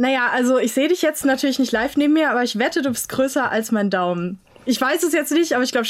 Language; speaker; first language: German; native; German